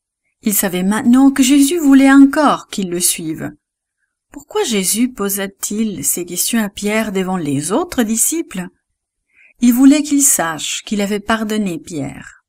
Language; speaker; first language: French; native; French